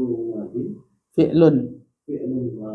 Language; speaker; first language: Arabic; non-native, learner; Indonesian